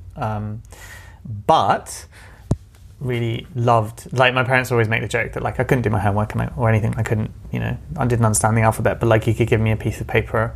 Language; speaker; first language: English; native; English